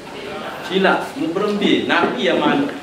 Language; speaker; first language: Indonesian; non-native, local second language; Sasak